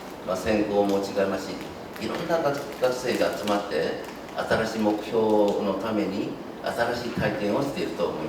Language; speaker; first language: Japanese; non-native, fluent; Korean